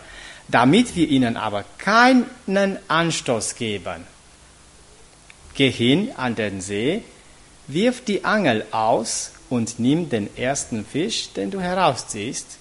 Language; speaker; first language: German; non-native, fluent; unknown